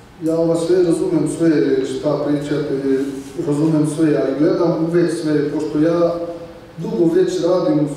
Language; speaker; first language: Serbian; non-native, learner; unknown